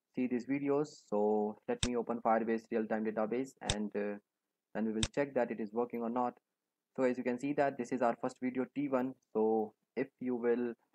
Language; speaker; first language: English; non-native, local second language; Hindi